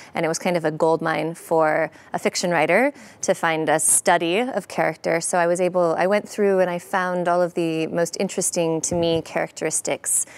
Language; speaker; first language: English; native; English